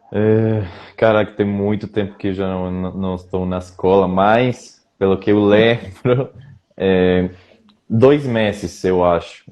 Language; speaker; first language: Portuguese; non-native, fluent; Spanish